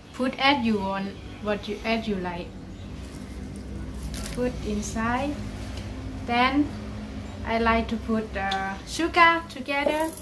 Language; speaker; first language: English; non-native, learner; Lao